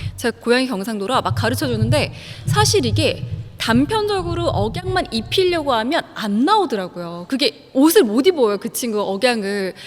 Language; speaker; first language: Korean; native; Korean